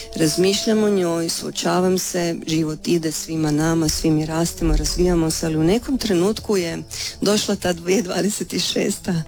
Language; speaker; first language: Croatian; non-native, fluent; Romanian